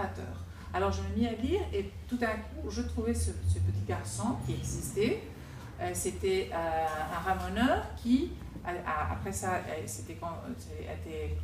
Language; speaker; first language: French; non-native, fluent; Spanish